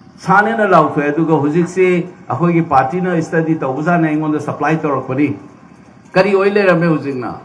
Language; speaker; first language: Manipuri; native; Manipuri